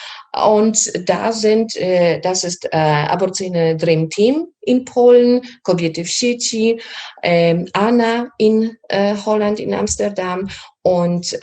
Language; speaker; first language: German; non-native, fluent; Polish